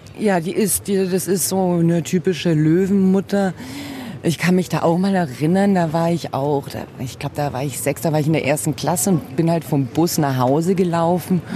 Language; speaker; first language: German; early bilingual, other home language; Portuguese